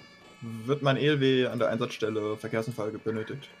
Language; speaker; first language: German; native; German